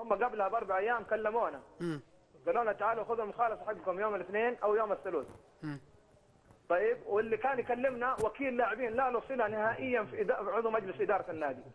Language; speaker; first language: Arabic; native; Arabic